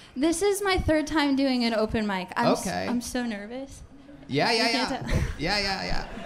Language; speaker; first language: English; native; English